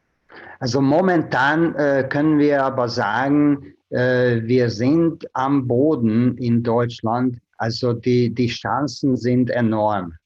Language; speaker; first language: German; non-native, fluent; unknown